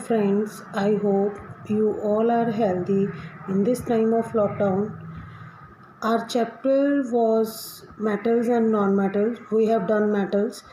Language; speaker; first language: English; non-native, local second language; Punjabi